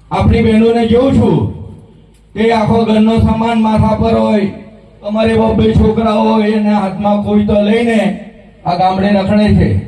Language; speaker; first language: Gujarati; native; Gujarati